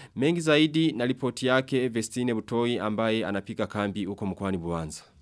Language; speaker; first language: Swahili; non-native, local second language; Rundi